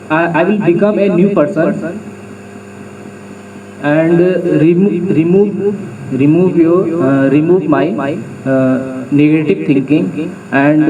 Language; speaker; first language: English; non-native, learner; Hindi